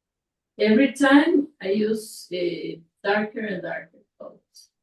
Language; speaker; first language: English; non-native, fluent; Spanish